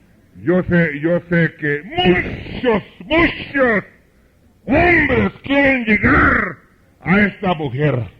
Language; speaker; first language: Spanish; early bilingual, heritage; Spanish